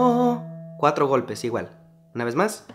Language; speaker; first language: Spanish; native; Spanish